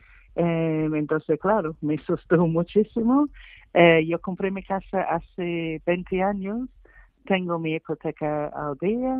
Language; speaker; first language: Spanish; non-native, fluent; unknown